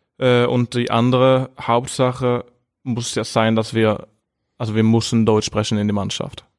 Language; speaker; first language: German; non-native, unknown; Norwegian